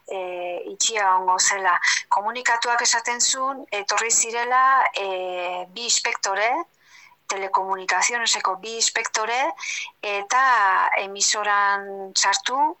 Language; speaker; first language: Basque; native; Basque